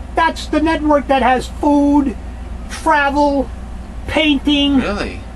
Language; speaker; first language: English; native; English